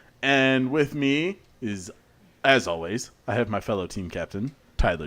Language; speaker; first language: English; native; English